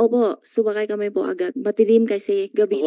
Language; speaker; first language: Filipino; non-native, learner; Chinese